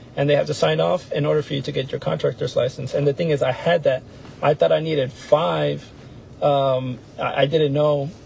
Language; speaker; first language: English; native; English